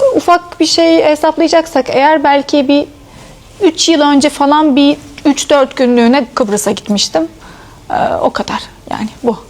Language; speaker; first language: Turkish; non-native, fluent; Arabic